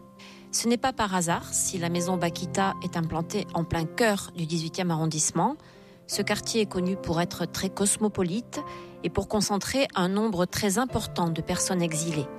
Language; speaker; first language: French; native; French